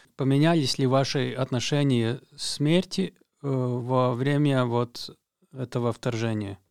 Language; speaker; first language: Russian; non-native, local second language; Latvian